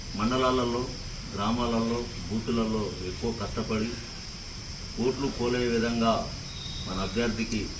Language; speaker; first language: Telugu; native; Telugu